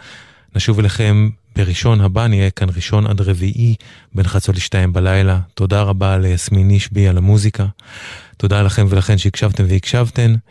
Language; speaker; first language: Hebrew; native; Hebrew